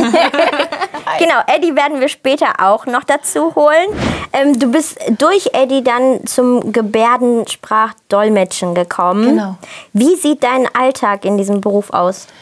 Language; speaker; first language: German; native; German